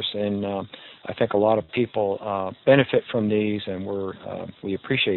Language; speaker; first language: English; native; English